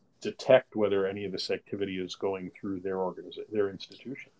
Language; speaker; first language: English; native; English